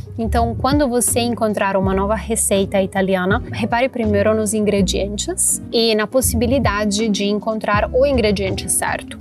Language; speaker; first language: Portuguese; non-native, fluent; Italian